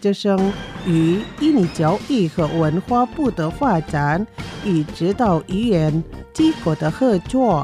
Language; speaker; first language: Chinese; non-native, fluent; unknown